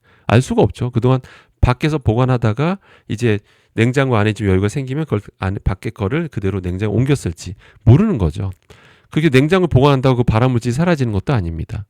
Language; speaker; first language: Korean; native; Korean